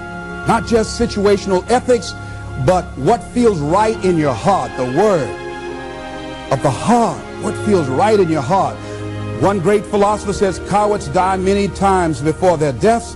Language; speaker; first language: English; native; English